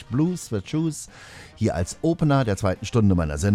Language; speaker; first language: German; native; German